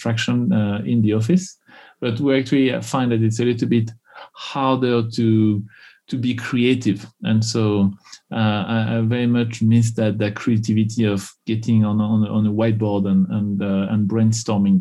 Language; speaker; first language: English; non-native, fluent; French